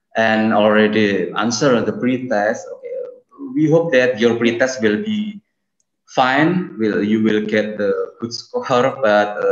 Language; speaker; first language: English; non-native, fluent; Indonesian